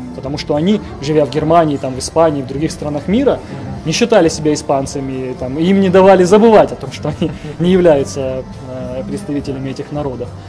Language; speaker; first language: Russian; native; Russian